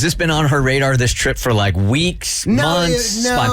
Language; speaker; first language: English; native; English